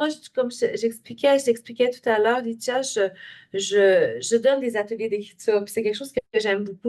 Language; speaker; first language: French; native; French